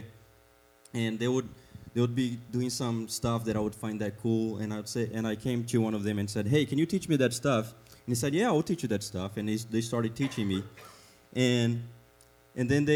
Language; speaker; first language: English; non-native, fluent; Portuguese